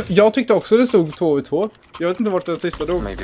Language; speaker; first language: Swedish; native; Swedish